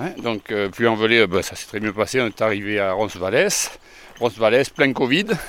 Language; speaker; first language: French; native; French